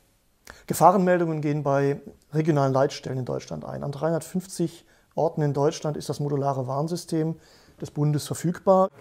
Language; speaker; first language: German; native; German